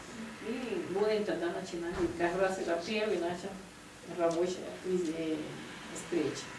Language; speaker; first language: Russian; non-native, learner; Spanish